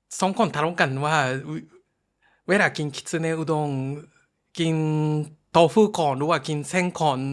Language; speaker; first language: Thai; non-native, fluent; Japanese